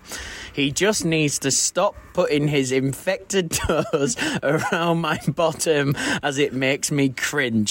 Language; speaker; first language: English; native; English